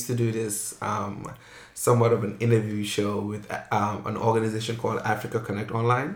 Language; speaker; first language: English; non-native, local second language; Wolof